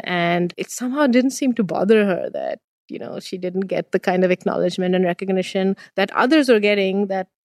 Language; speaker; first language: English; non-native, local second language; Bangla